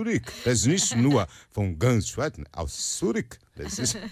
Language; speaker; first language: German; non-native, learner; Portuguese